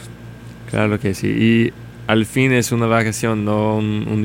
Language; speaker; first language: Spanish; non-native, learner; English